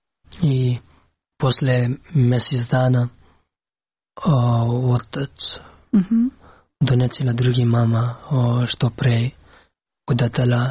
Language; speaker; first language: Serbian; non-native, learner; Pashto